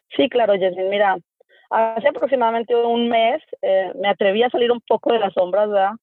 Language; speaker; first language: Spanish; native; Spanish